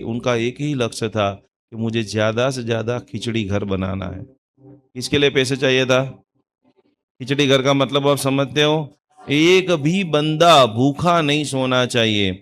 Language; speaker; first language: Hindi; non-native, local second language; Gujarati